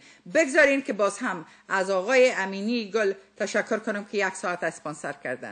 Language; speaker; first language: Persian; native; Persian